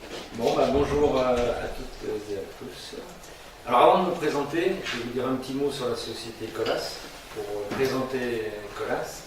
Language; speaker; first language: French; native; French